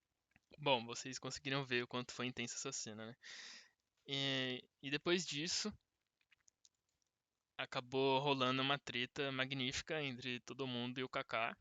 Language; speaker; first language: Portuguese; native; Portuguese